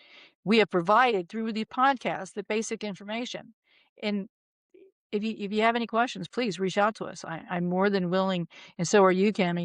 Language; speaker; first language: English; native; English